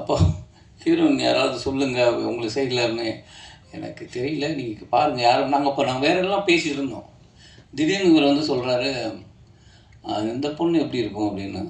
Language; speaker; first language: Tamil; native; Tamil